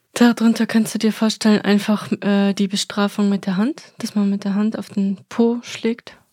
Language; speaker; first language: German; early bilingual, other home language; Russian